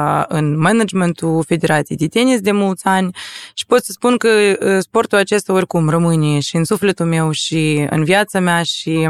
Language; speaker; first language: Romanian; non-native, local second language; Russian